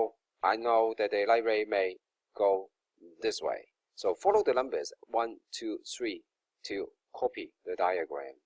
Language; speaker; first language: English; non-native, local second language; Cantonese